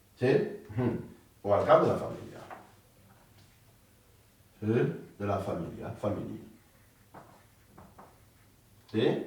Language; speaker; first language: Catalan; non-native, fluent; Akan